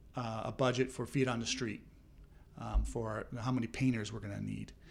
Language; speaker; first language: English; native; English